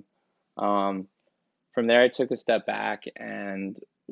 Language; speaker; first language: English; native; English